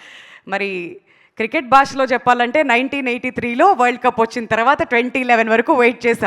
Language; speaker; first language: Telugu; native; Telugu